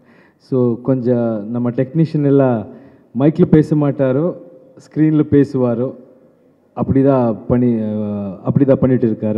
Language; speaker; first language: Tamil; non-native, learner; Kannada